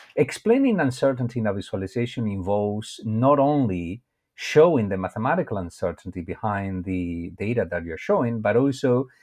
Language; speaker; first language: English; non-native, fluent; Spanish